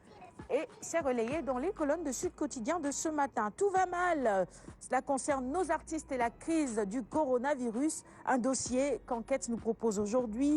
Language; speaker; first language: French; non-native, local second language; Wolof